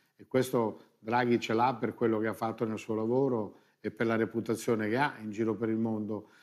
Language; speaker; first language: Italian; native; Italian